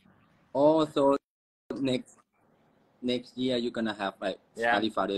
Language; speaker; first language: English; non-native, learner; Thai